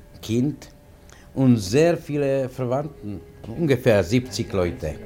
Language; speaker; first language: German; non-native, fluent; Czech